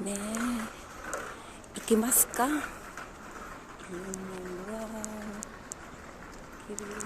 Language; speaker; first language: Japanese; non-native, learner; Filipino